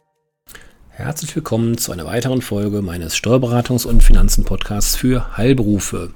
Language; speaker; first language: German; native; German